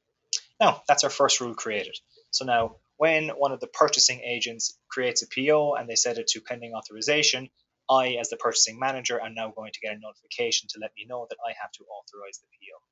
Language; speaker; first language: English; native; English